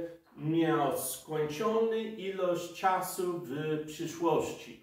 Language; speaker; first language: Polish; non-native, fluent; English